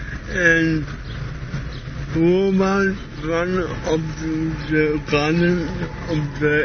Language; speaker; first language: English; non-native, learner; German